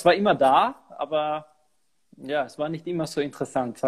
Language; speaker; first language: German; native; German